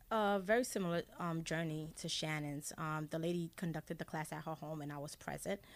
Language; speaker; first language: English; early bilingual, other home language; Haitian Creole